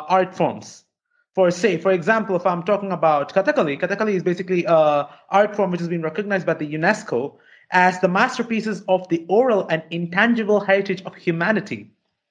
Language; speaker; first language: English; non-native, local second language; Malayalam